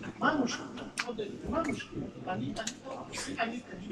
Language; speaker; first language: Russian; non-native, learner; Tajik